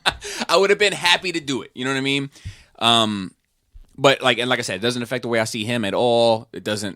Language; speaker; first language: English; native; English